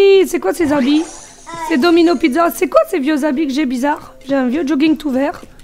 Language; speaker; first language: French; native; French